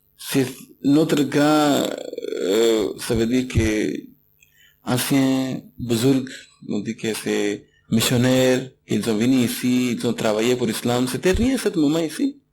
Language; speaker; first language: French; non-native, learner; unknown